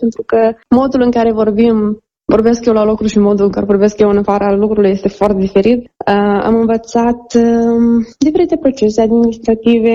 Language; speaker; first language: Romanian; native; Romanian